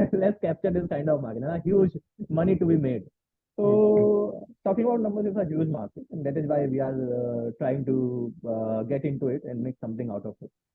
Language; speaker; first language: English; non-native, local second language; Hindi